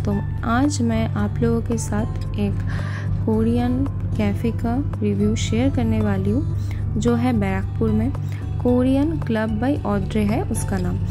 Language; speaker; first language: Hindi; non-native, local second language; Bangla